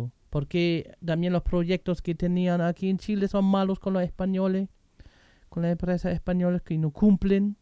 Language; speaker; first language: Spanish; non-native, learner; German